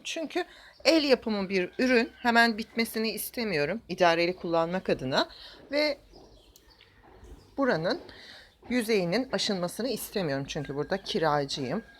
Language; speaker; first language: Turkish; native; Turkish